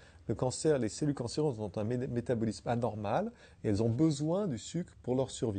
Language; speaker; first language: French; native; French